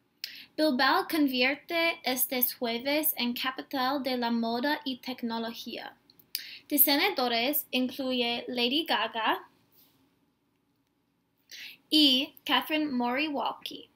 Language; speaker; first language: Spanish; non-native, learner; English